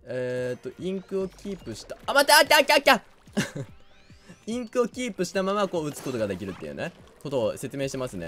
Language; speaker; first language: Japanese; native; Japanese